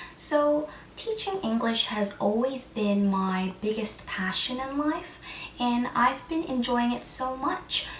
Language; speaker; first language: English; early bilingual, other home language; Korean